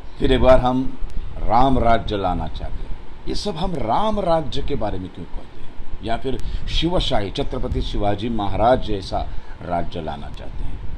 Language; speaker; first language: Hindi; non-native, local second language; Marathi